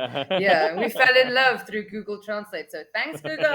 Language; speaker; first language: English; non-native, fluent; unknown